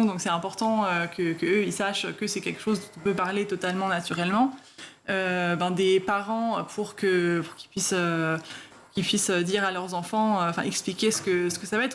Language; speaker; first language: French; native; French